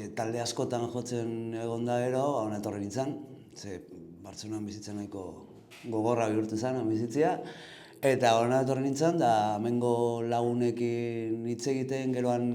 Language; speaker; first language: Basque; native; Basque